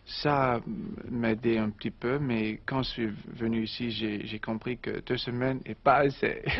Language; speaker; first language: French; non-native, learner; English